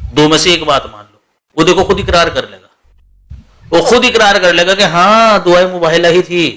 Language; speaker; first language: Urdu; native; Urdu